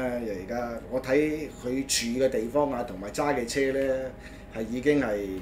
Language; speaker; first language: Cantonese; non-native, fluent; Spanish